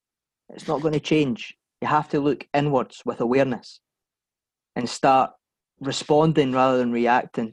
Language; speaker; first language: English; native; English